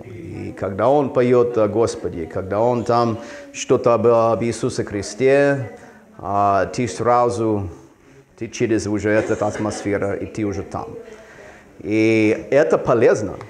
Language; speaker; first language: Russian; non-native, fluent; English